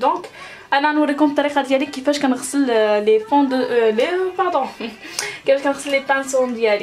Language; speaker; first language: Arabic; native; Arabic